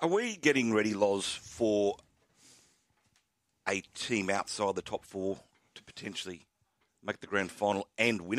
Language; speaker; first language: English; native; English